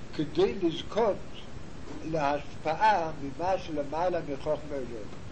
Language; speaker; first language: Hebrew; non-native, fluent; Yiddish